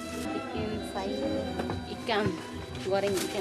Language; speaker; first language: Indonesian; non-native, local second language; Tetum